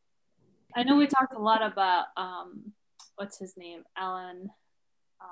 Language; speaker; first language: English; non-native, fluent; Arabic